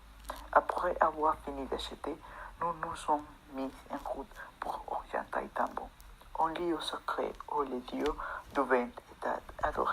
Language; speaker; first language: French; non-native, fluent; Spanish